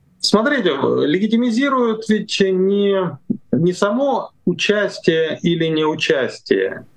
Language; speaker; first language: Russian; native; Russian